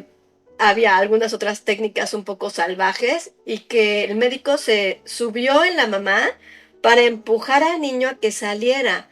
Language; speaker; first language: Spanish; native; Spanish